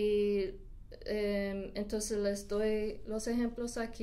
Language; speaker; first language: Spanish; non-native, fluent; English